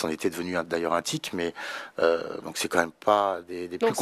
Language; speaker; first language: French; native; French